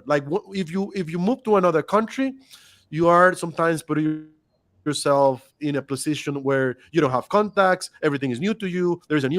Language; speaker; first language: English; non-native, fluent; Spanish